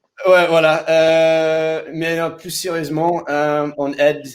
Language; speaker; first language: French; non-native, fluent; English